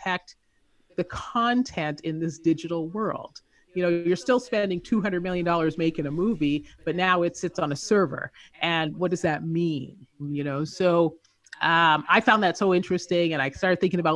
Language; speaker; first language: English; native; English